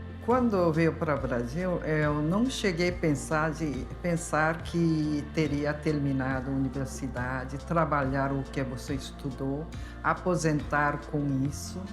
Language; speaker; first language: Portuguese; non-native, fluent; Korean